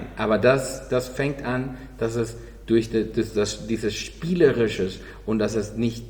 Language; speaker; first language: German; non-native, learner; Spanish